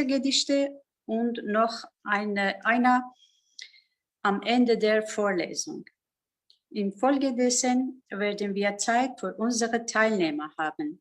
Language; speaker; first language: German; non-native, learner; Persian